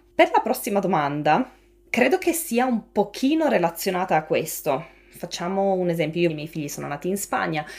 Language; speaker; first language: Italian; native; Italian